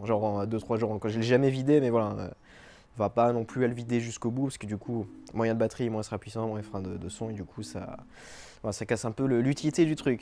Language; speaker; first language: French; native; French